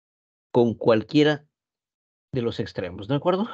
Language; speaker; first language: Spanish; native; Spanish